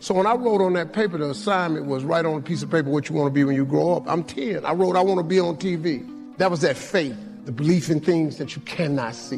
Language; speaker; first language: English; native; English